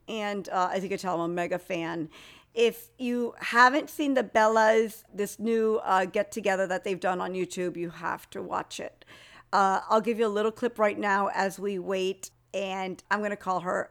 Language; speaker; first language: English; early bilingual, other home language; Spanish